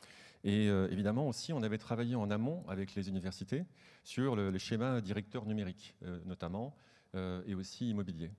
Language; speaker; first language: French; native; French